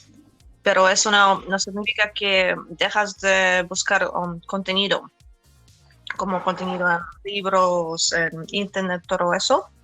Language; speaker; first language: Spanish; non-native, fluent; Polish